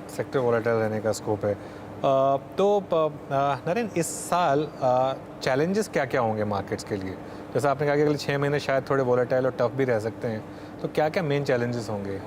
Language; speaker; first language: Hindi; native; Hindi